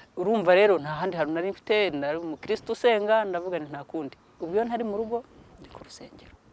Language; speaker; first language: Kinyarwanda; native; Kinyarwanda